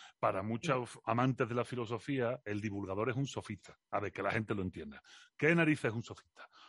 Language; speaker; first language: Spanish; native; Spanish